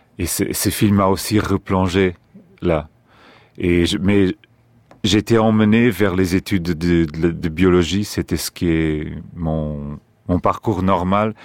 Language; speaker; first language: French; non-native, fluent; Portuguese